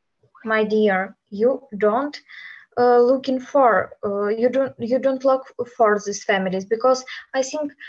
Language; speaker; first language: English; non-native, learner; Ukrainian